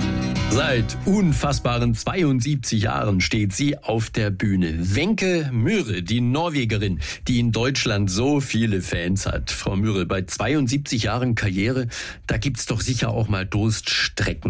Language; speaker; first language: German; native; German